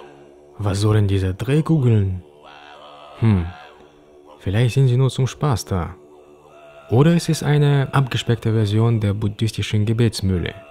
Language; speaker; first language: German; native; German